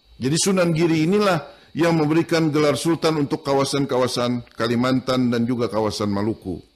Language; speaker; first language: Indonesian; non-native, local second language; Banjar